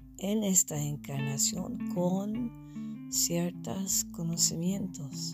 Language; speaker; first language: Spanish; non-native, fluent; English